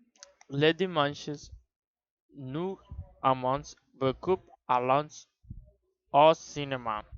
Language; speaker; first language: French; non-native, learner; Spanish